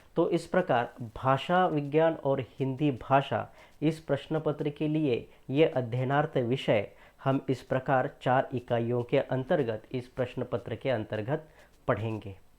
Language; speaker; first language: Hindi; non-native, local second language; Marathi